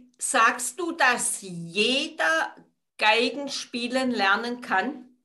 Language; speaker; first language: German; native; German